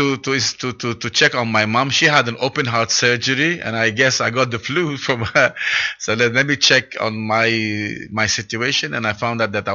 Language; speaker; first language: English; non-native, local second language; Arabic